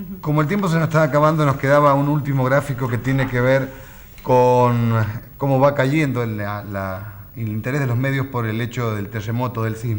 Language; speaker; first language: Spanish; native; Spanish